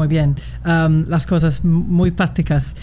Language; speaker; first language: Spanish; non-native, fluent; English